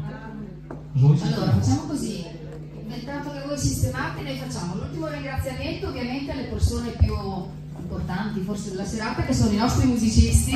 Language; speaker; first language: Italian; native; Italian